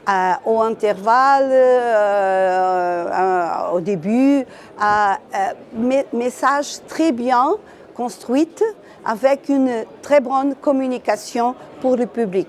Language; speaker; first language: French; non-native, fluent; Portuguese